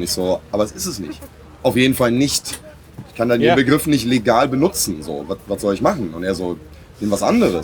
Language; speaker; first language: German; native; German